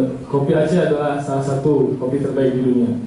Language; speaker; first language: Indonesian; native; Indonesian